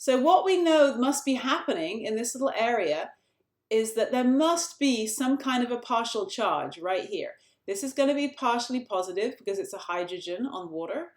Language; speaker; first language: English; native; English